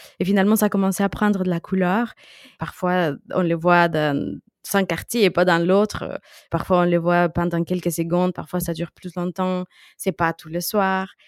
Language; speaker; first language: French; non-native, fluent; Spanish